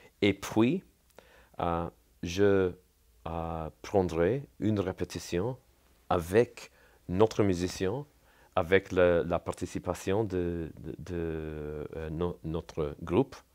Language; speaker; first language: French; non-native, learner; English